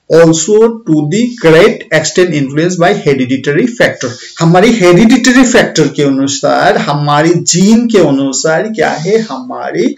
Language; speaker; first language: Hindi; non-native, local second language; Bangla